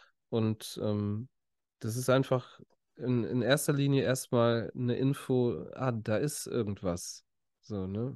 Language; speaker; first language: German; native; German